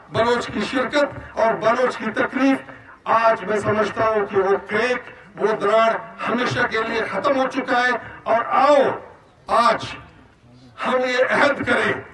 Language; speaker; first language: Urdu; non-native, local second language; Baluchi